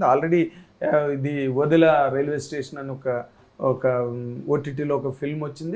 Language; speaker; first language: Telugu; native; Telugu